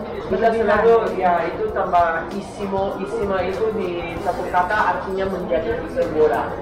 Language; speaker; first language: Indonesian; non-native, fluent; Italian